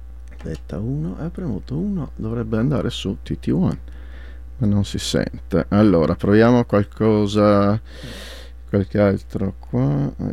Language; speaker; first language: Italian; native; Italian